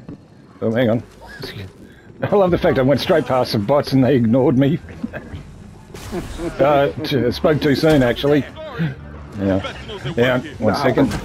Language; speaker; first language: English; native; English